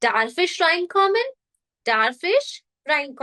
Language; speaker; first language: German; non-native, fluent; Hindi